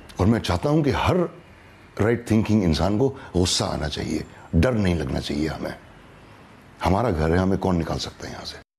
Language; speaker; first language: Urdu; native; Urdu